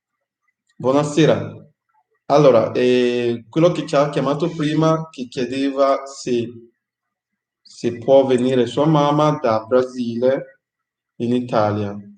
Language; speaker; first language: Italian; non-native, fluent; English